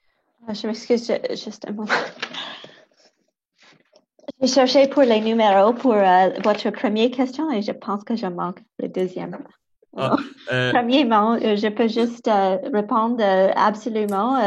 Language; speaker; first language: French; non-native, local second language; English